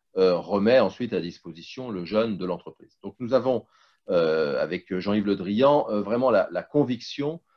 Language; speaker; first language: French; native; French